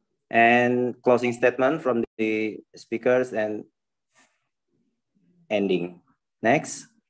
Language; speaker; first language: English; non-native, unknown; Indonesian